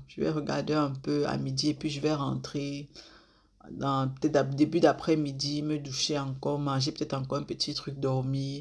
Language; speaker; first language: French; native; French